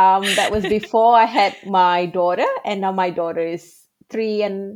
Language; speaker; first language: English; non-native, local second language; Malay